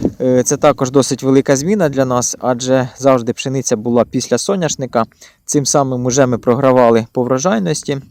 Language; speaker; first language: Ukrainian; native; Ukrainian